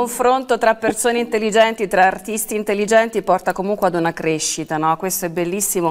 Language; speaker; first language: Italian; native; Italian